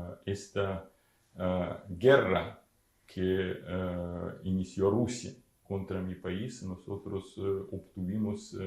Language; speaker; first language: Spanish; non-native, fluent; Ukrainian